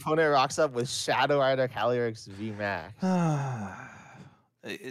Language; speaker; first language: English; native; English